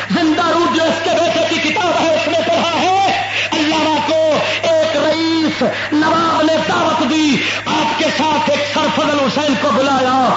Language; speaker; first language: Urdu; non-native, local second language; Punjabi